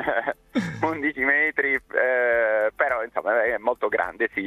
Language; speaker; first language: Italian; native; Italian